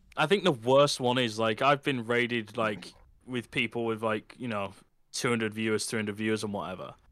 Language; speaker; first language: English; native; English